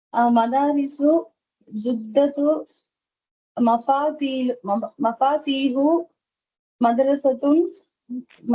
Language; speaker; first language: Arabic; non-native, learner; Tamil